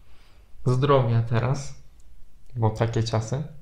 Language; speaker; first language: Polish; non-native, fluent; Turkish